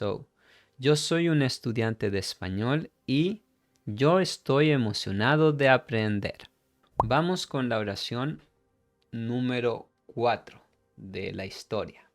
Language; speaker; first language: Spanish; non-native, fluent; English